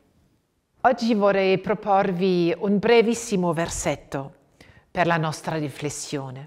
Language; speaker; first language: Italian; non-native, fluent; German